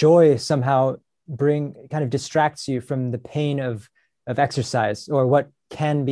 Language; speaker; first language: English; native; English